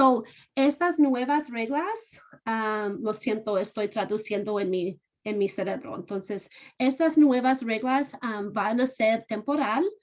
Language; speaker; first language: Spanish; non-native, fluent; English